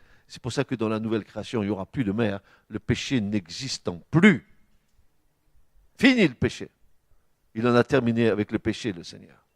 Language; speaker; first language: French; native; French